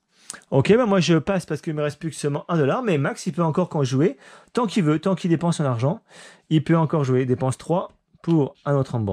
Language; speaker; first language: French; native; French